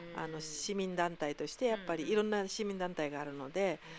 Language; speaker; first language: Japanese; native; Japanese